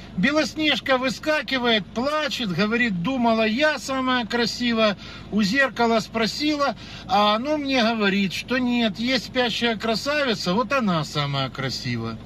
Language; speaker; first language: Russian; non-native, local second language; Ukrainian